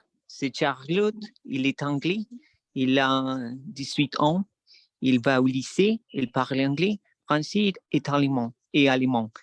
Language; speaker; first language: French; non-native, learner; Spanish